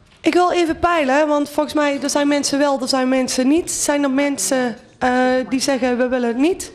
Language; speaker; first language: Dutch; native; Dutch